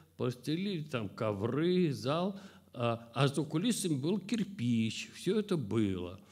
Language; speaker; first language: Russian; native; Russian